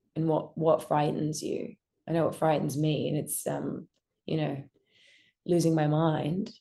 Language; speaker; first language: English; native; English